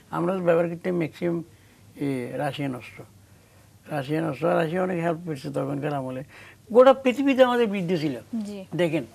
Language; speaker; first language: Bangla; native; Bangla